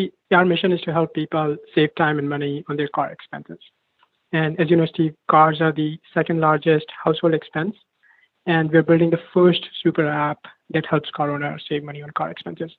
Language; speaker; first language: English; non-native, local second language; Hindi